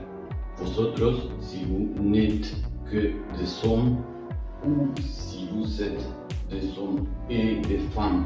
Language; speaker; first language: French; non-native, fluent; Spanish